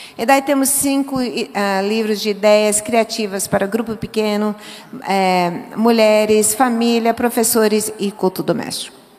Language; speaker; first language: Portuguese; early bilingual, other home language; English